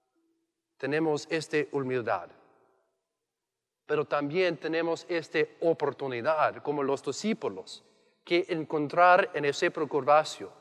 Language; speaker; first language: Spanish; non-native, learner; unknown